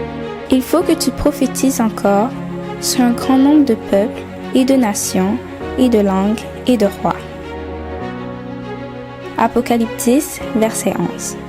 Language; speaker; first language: French; non-native, local second language; Haitian Creole